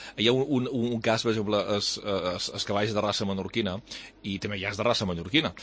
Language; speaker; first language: Catalan; native; Catalan